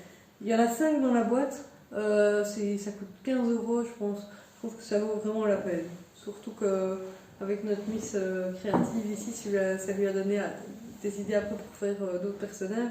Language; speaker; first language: French; native; French